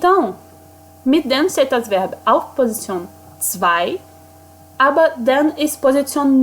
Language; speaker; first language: German; non-native, fluent; Portuguese